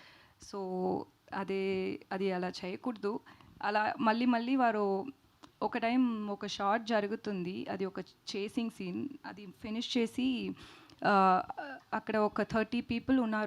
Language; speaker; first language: Telugu; non-native, learner; Tamil